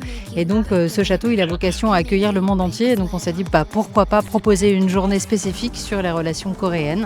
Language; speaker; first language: French; native; French